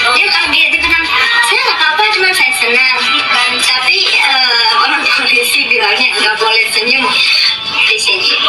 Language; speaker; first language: Indonesian; non-native, fluent; Russian